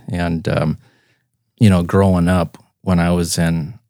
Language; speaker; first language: English; native; English